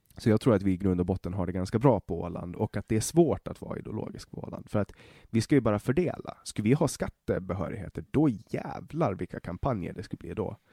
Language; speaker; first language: Swedish; native; Swedish